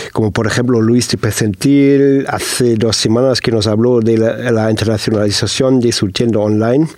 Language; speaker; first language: Spanish; non-native, fluent; German